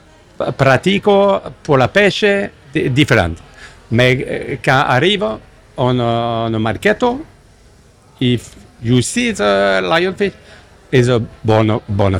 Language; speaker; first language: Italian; non-native, learner; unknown